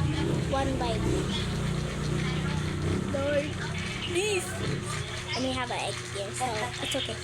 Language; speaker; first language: English; non-native, local second language; Filipino